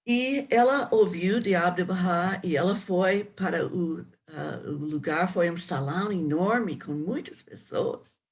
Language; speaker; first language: Portuguese; non-native, learner; English